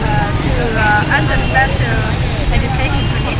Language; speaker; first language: English; non-native, learner; Vietnamese